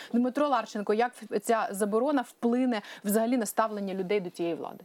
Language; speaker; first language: Ukrainian; native; Ukrainian